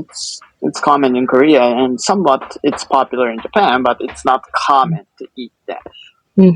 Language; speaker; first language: English; non-native, fluent; Japanese